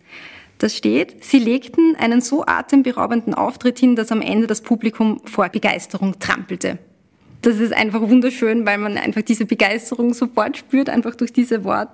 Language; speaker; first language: German; native; German